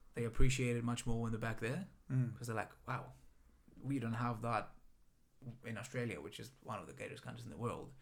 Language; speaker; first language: English; non-native, fluent; Greek